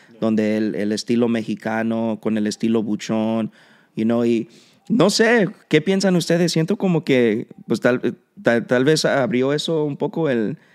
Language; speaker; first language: Spanish; early bilingual, heritage; Spanish